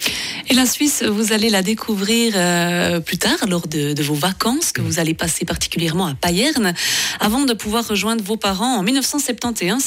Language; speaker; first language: French; native; French